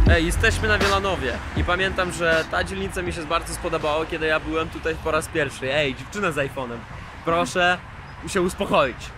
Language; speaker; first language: Polish; non-native, fluent; Russian